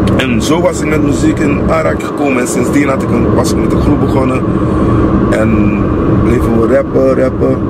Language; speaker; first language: Dutch; non-native, local second language; Papiamento